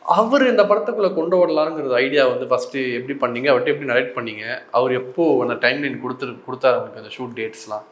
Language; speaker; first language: Tamil; native; Tamil